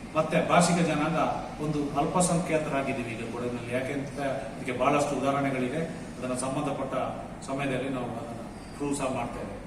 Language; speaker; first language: Kannada; non-native, local second language; Kodava